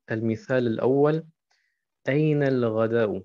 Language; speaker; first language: Arabic; non-native, fluent; German